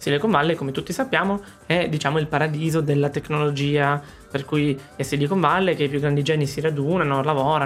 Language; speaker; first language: Italian; native; Italian